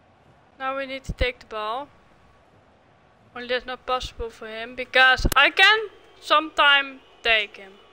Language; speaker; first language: English; non-native, learner; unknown